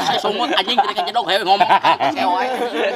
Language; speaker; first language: Indonesian; non-native, local second language; Sundanese